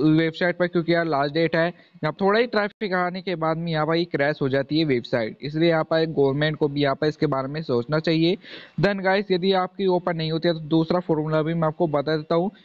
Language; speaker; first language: Hindi; native; Hindi